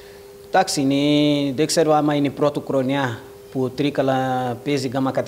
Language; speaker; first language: Greek; non-native, learner; Portuguese